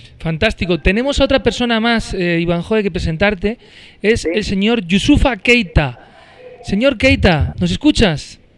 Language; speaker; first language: Spanish; native; Spanish